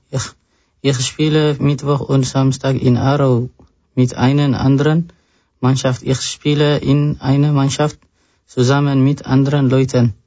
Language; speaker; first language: German; non-native, learner; Tigrinya